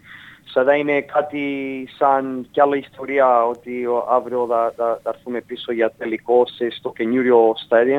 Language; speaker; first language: Greek; early bilingual, heritage; Greek